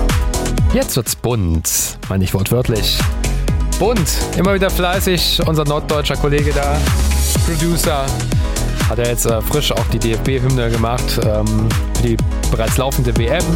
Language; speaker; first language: German; native; German